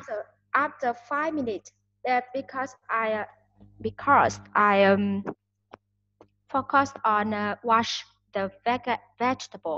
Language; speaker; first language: English; non-native, learner; Vietnamese